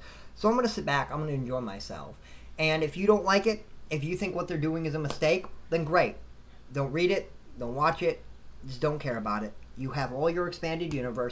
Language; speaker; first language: English; native; English